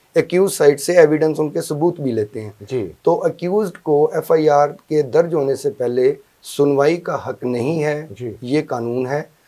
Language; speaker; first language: Urdu; non-native, local second language; Punjabi